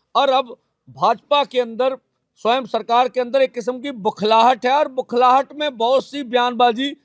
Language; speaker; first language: Hindi; non-native, local second language; Punjabi